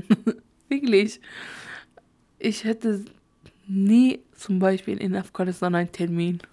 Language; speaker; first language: German; non-native, learner; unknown